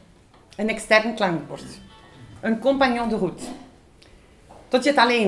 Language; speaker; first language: Dutch; non-native, local second language; French